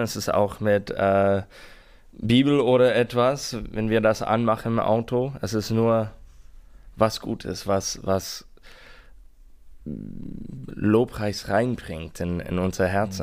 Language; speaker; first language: German; non-native, learner; English